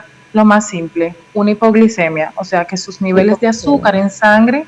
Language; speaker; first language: Spanish; native; Spanish